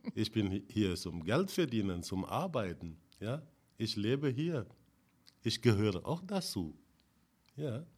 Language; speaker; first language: German; non-native, fluent; Wolof